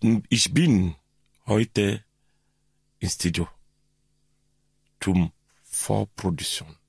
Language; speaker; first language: German; non-native, learner; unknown